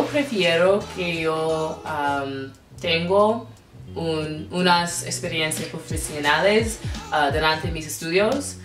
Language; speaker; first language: Spanish; non-native, learner; English